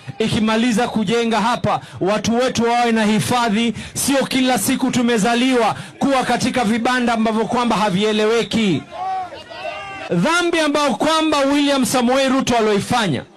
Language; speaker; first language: Swahili; native; Swahili